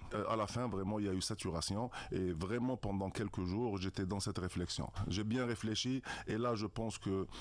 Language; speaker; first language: French; non-native, local second language; Arabic